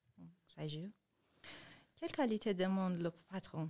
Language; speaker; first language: French; non-native, learner; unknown